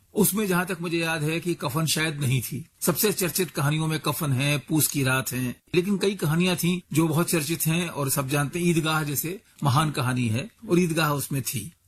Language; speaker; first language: Hindi; native; Hindi